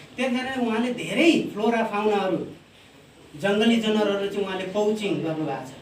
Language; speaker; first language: Nepali; non-native, local second language; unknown